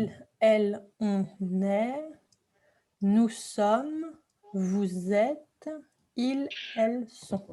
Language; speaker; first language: French; native; French